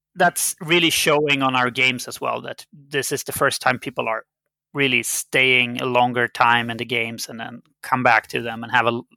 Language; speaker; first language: English; non-native, fluent; Swedish